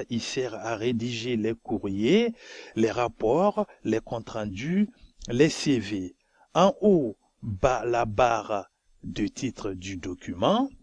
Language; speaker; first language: French; non-native, local second language; Bambara